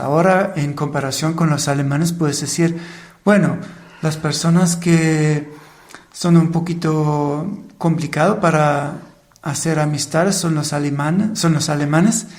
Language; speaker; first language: Spanish; non-native, fluent; German